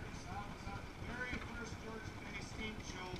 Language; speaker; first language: English; native; English